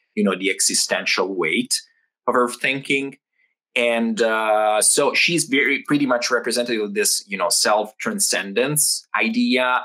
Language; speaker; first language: English; non-native, fluent; Italian